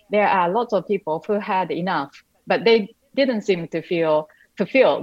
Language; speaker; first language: English; non-native, fluent; Japanese